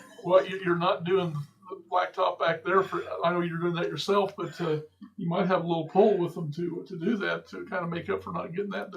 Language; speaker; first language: English; native; English